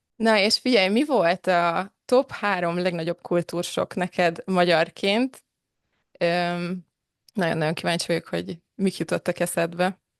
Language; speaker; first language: Hungarian; native; Hungarian